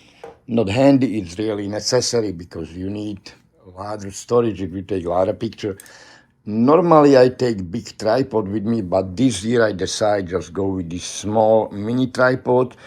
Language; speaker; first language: English; non-native, learner; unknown